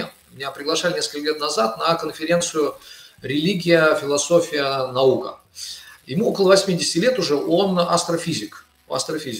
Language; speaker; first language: Russian; native; Russian